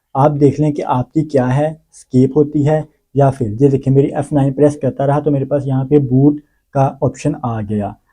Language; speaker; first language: Urdu; native; Urdu